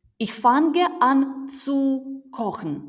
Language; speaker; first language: German; non-native, fluent; Ukrainian